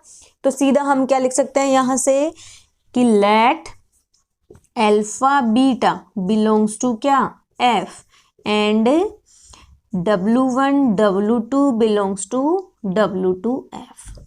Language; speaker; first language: Hindi; native; Hindi